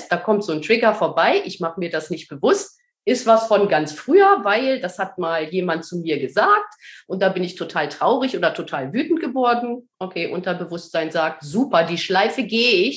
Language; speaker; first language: German; native; German